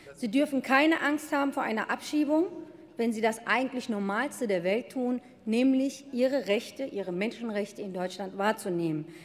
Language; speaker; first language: German; early bilingual, other home language; Turkish